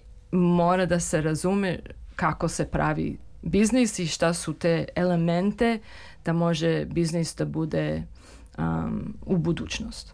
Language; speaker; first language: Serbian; early bilingual, heritage; English